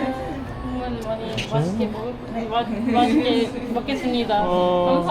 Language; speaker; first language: Korean; non-native, fluent; Japanese